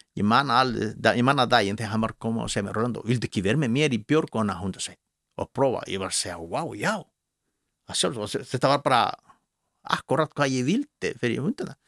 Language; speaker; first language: Icelandic; non-native, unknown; Spanish